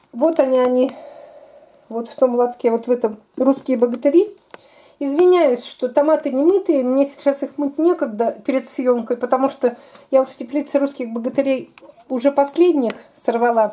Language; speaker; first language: Russian; native; Russian